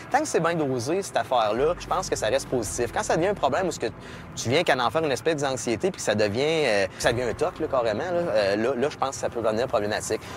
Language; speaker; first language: French; native; French